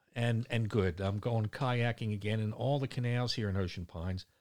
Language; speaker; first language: English; native; English